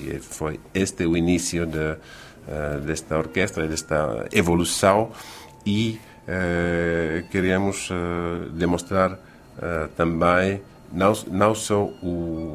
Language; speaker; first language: Portuguese; non-native, fluent; Finnish